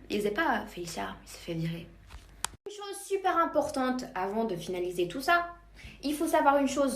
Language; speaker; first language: French; native; French